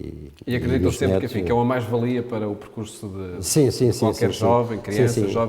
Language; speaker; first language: Portuguese; native; Portuguese